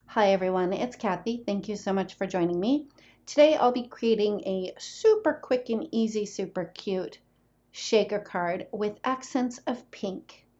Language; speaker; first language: English; native; English